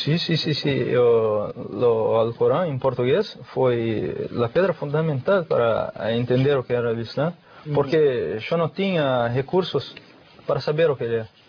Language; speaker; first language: Spanish; non-native, fluent; Portuguese